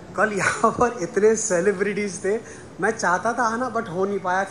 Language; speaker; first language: Hindi; non-native, local second language; Marathi